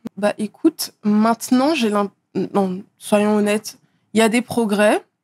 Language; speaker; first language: French; native; French